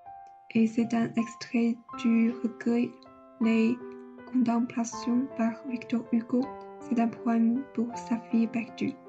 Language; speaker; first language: French; non-native, learner; Chinese